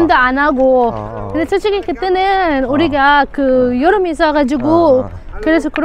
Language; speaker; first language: Korean; non-native, fluent; Arabic